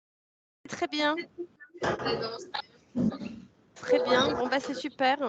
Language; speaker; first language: French; native; French